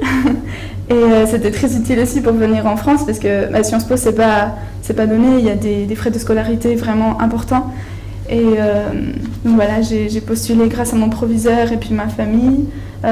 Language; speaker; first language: French; non-native, fluent; Spanish